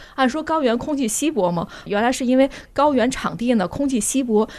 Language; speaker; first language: Chinese; native; Chinese